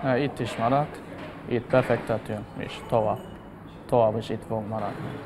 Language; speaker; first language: Hungarian; non-native, learner; Turkish